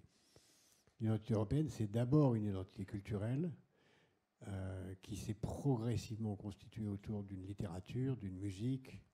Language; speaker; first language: French; native; French